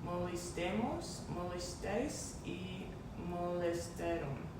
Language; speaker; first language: Spanish; non-native, learner; English